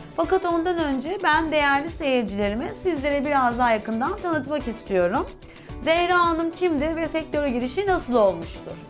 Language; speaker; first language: Turkish; native; Turkish